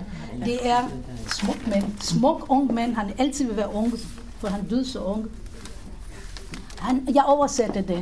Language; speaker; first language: Danish; non-native, fluent; Hebrew